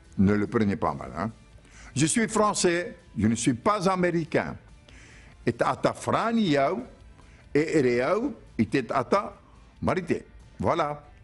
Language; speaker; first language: French; native; French